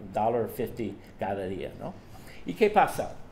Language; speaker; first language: Spanish; non-native, fluent; English